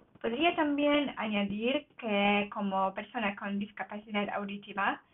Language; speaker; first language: Spanish; non-native, fluent; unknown